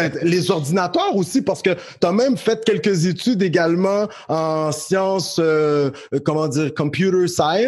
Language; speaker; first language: French; native; French